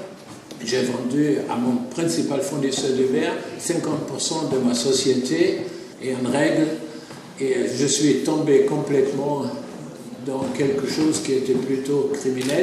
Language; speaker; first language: French; non-native, fluent; German